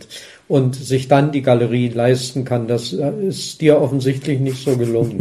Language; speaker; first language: German; native; German